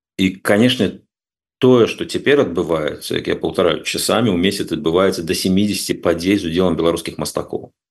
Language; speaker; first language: Belarusian; native; Belarusian